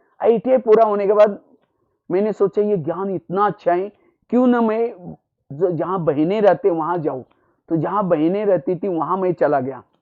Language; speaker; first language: Hindi; non-native, local second language; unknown